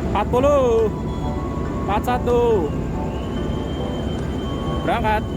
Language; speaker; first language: Indonesian; native; Indonesian